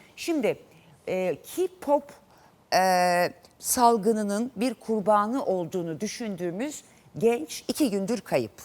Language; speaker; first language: Turkish; native; Turkish